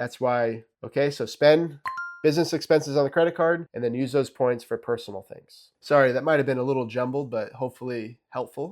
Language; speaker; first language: English; native; English